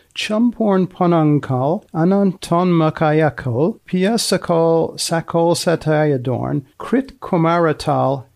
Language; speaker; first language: English; native; English